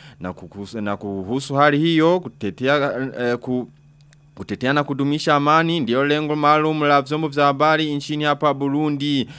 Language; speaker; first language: Swahili; non-native, local second language; Rundi